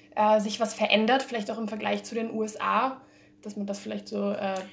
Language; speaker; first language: German; early bilingual, heritage; German